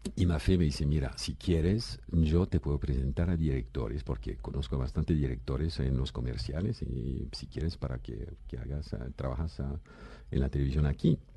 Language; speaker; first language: Spanish; non-native, fluent; French